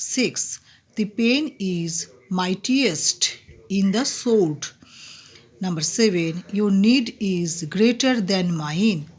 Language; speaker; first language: English; non-native, local second language; Bangla